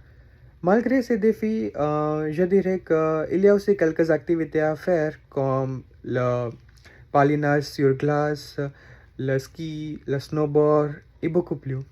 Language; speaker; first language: French; non-native, learner; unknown